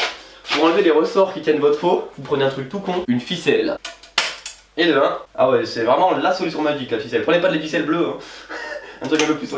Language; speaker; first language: French; native; French